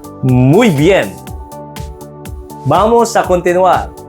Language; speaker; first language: Spanish; non-native, fluent; Filipino